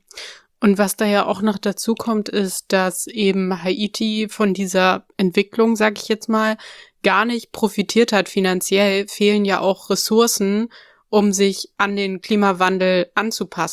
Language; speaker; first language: German; native; German